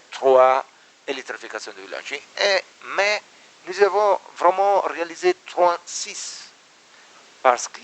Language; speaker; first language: French; non-native, learner; Italian